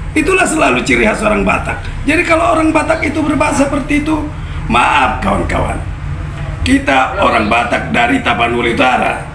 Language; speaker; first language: Indonesian; non-native, local second language; Batak Toba